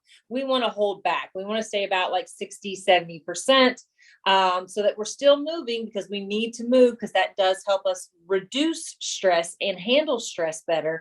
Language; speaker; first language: English; native; English